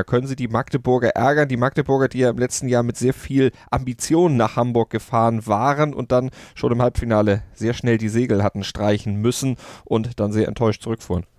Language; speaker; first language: German; native; German